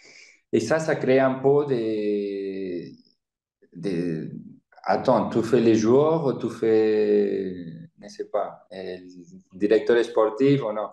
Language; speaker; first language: French; non-native, fluent; Spanish